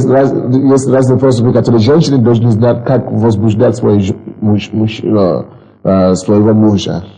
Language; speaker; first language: Russian; non-native, fluent; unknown